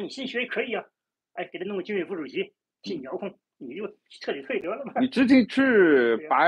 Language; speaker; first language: Chinese; native; Chinese